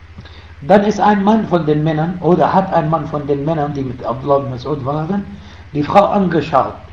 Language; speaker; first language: German; non-native, fluent; Arabic